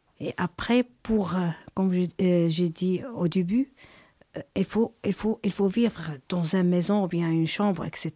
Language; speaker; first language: French; non-native, learner; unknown